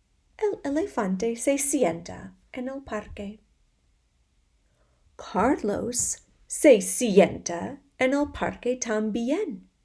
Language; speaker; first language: Spanish; non-native, fluent; English